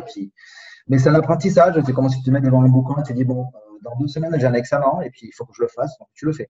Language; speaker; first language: French; non-native, fluent; Spanish